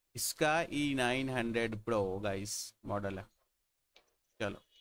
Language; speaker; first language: Hindi; native; Hindi